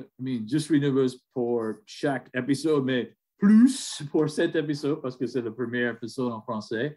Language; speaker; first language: French; non-native, learner; English